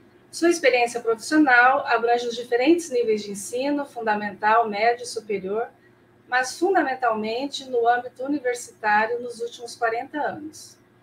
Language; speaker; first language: Portuguese; native; Portuguese